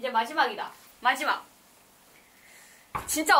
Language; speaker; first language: Korean; non-native, learner; Chinese